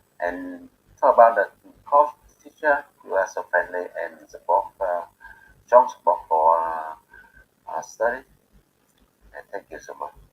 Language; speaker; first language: English; non-native, learner; Bangla